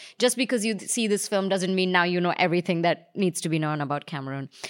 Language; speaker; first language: English; native; English